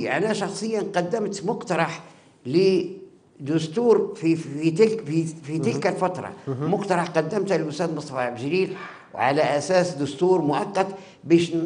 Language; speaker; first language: Arabic; native; Arabic